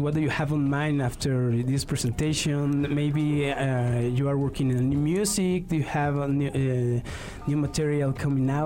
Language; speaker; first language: English; non-native, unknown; Spanish